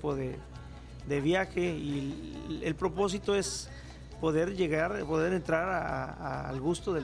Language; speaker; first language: Spanish; native; Spanish